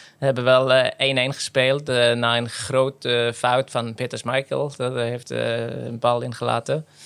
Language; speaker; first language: Dutch; non-native, fluent; Norwegian